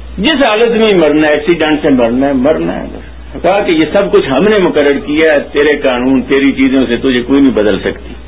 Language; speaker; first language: Urdu; non-native, local second language; Punjabi